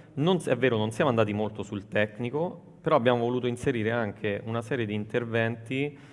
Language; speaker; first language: Italian; native; Italian